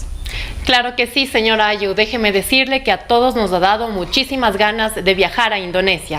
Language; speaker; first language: Spanish; native; Spanish